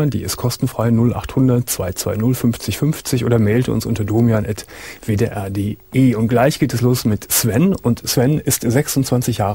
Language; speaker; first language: German; native; German